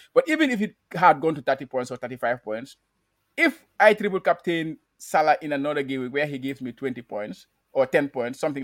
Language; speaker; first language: English; non-native, local second language; Wolof